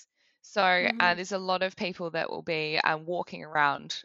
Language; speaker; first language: English; native; English